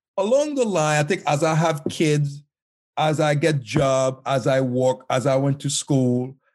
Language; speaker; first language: English; non-native, fluent; Haitian Creole